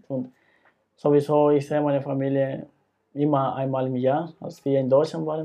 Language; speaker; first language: German; non-native, fluent; Spanish